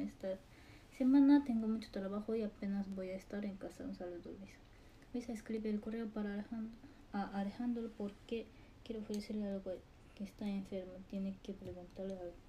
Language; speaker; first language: Spanish; non-native, learner; Japanese